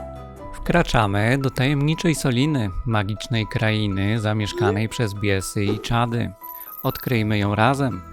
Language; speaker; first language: Polish; native; Polish